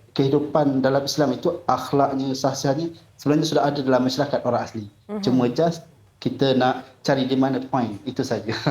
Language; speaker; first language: Malay; non-native, local second language; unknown